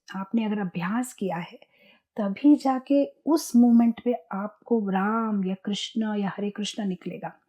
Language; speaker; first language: Hindi; non-native, local second language; Gujarati